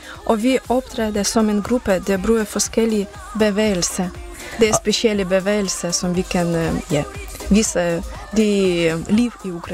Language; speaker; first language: Danish; non-native, learner; Ukrainian